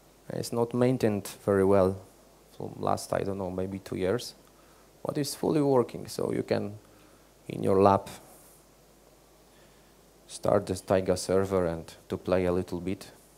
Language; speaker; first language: English; non-native, fluent; Polish